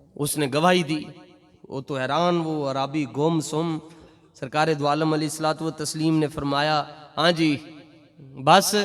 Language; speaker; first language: Urdu; non-native, local second language; Punjabi